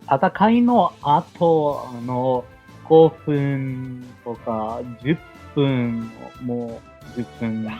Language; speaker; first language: Japanese; non-native, learner; English